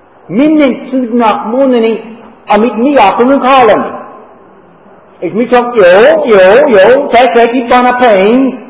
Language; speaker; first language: Hungarian; non-native, fluent; English